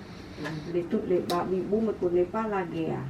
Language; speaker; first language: French; non-native, fluent; Khmer